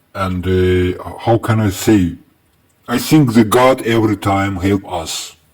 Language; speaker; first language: English; non-native, learner; Azerbaijani